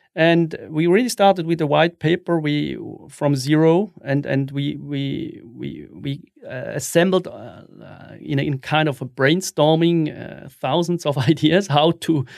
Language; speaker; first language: English; non-native, fluent; German